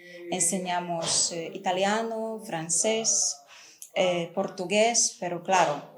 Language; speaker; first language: Spanish; non-native, fluent; Polish